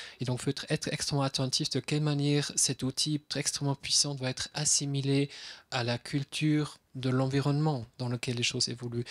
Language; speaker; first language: French; non-native, fluent; German